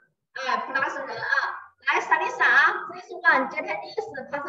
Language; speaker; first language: English; non-native, learner; Chinese